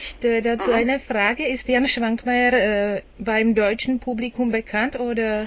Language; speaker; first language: German; non-native, fluent; Czech